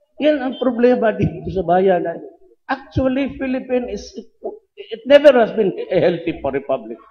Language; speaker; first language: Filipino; non-native, local second language; Cebuano